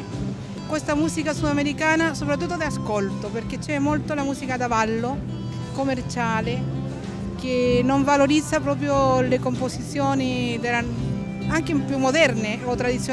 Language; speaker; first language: Italian; non-native, fluent; Spanish